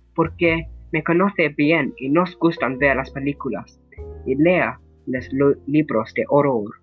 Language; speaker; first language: Spanish; non-native, learner; English